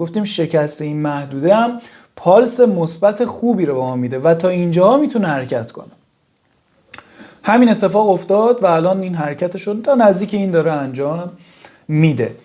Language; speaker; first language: Persian; native; Persian